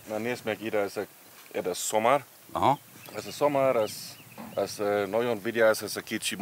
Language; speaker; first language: Hungarian; non-native, learner; Afrikaans